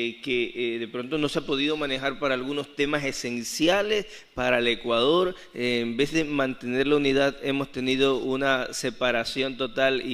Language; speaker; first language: Spanish; native; Spanish